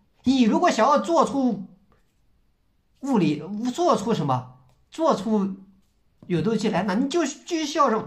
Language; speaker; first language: Chinese; native; Chinese